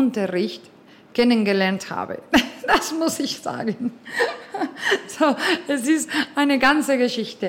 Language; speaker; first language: German; non-native, fluent; Spanish